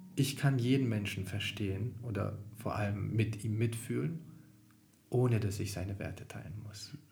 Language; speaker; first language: German; early bilingual, other home language; Albanian